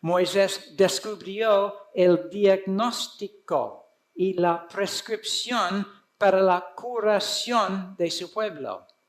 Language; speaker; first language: Spanish; non-native, fluent; English